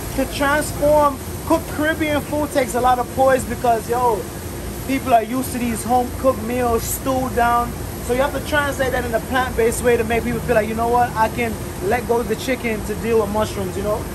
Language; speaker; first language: English; native; English